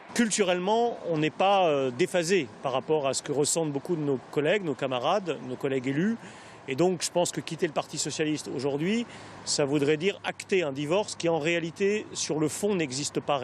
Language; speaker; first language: French; native; French